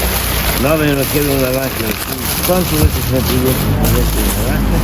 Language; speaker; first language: Spanish; non-native, learner; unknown